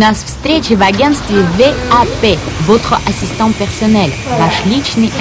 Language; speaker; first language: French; non-native, fluent; Russian